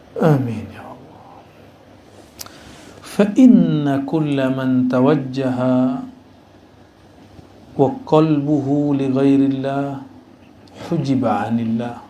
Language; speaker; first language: Arabic; non-native, fluent; Indonesian